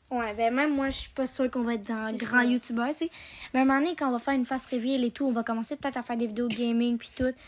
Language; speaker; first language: French; native; French